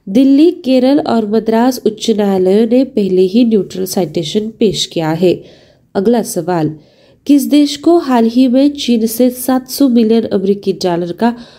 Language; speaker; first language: Hindi; non-native, local second language; Marathi